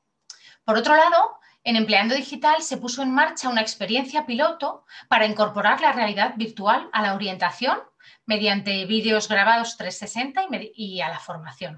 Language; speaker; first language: Spanish; native; Spanish